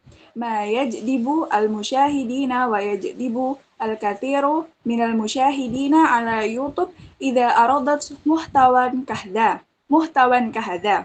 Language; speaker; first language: Arabic; non-native, learner; Indonesian